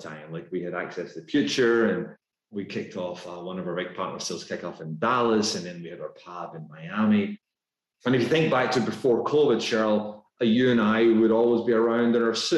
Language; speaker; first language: English; native; English